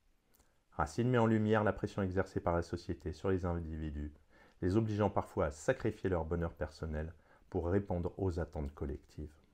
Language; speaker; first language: French; native; French